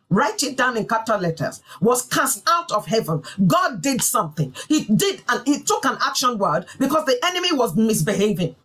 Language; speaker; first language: English; non-native, local second language; Yoruba